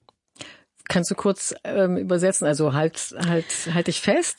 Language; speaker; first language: German; native; German